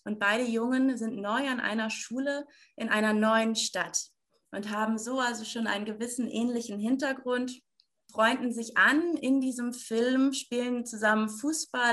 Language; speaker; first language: German; native; German